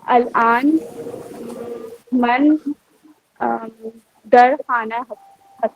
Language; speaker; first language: Persian; non-native, learner; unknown